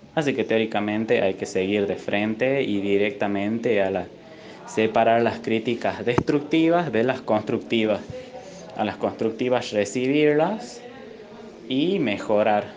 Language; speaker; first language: Spanish; native; Spanish